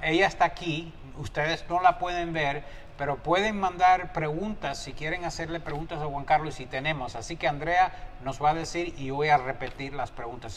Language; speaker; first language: Spanish; early bilingual, heritage; Spanish